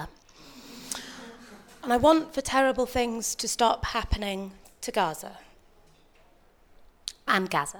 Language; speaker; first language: English; native; English